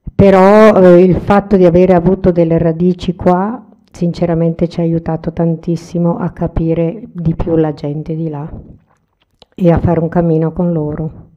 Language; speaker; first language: Italian; native; Italian